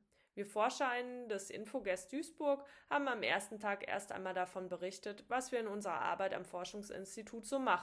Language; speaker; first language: German; native; German